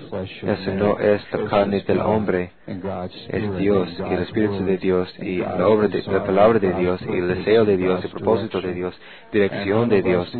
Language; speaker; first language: Spanish; non-native, fluent; English